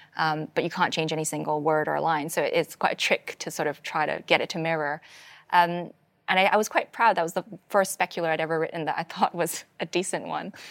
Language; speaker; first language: English; non-native, local second language; Cantonese